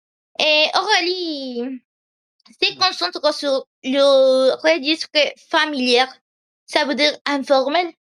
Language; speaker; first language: French; non-native, learner; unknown